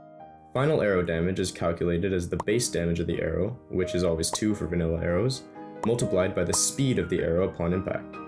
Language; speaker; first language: English; native; English